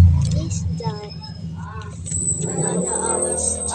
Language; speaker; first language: English; non-native, learner; Filipino